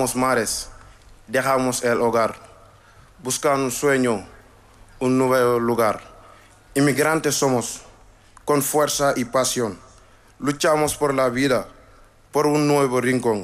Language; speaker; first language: Spanish; non-native, learner; Wolof